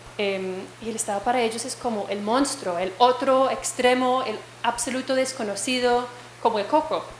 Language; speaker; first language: Spanish; non-native, fluent; English